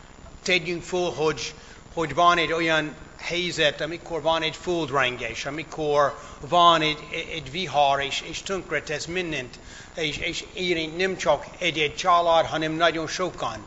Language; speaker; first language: Hungarian; non-native, fluent; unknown